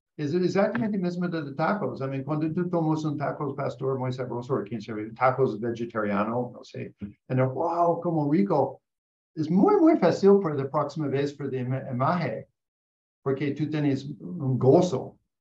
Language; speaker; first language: Spanish; non-native, learner; English